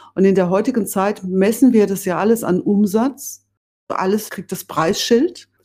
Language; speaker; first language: German; native; German